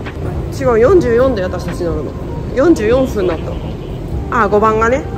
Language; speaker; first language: Japanese; native; Japanese